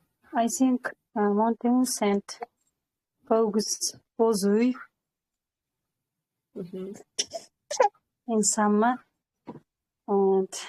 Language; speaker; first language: English; non-native, learner; Kyrgyz